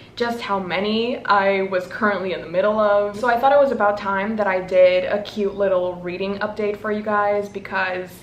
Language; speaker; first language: English; non-native, fluent; Spanish